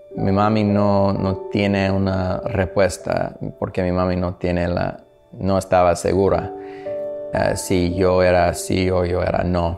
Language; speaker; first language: Spanish; non-native, learner; English